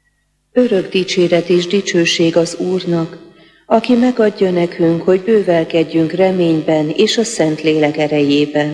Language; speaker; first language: Hungarian; native; Hungarian